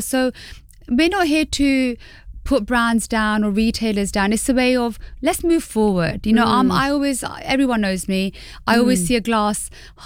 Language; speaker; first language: English; native; English